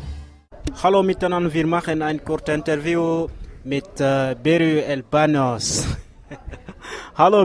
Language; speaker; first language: German; non-native, learner; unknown